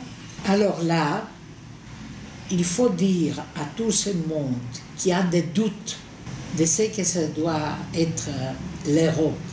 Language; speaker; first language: French; non-native, fluent; Greek